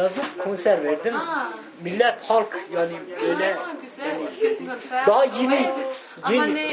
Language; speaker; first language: Turkish; non-native, local second language; Kurdish